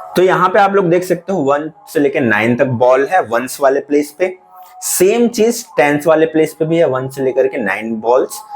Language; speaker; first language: Hindi; native; Hindi